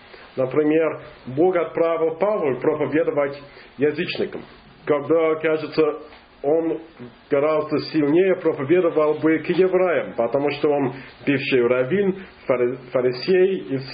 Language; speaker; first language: Russian; non-native, fluent; English